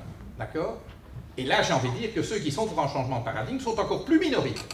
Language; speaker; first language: French; native; French